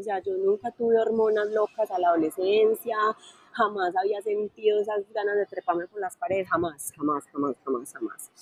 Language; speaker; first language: Spanish; native; Spanish